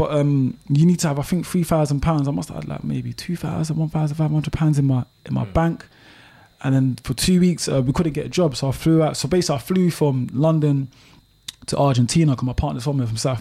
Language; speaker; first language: English; native; English